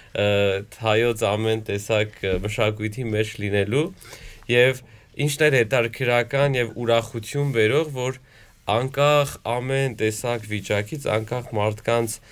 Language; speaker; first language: Armenian; native; Armenian